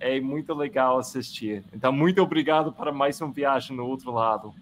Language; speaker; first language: Portuguese; non-native, fluent; English